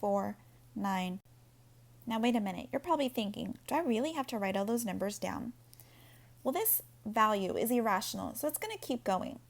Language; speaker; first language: English; native; English